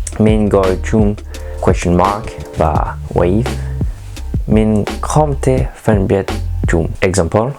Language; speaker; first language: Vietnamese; non-native, learner; French